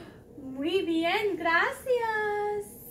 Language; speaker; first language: Spanish; non-native, learner; English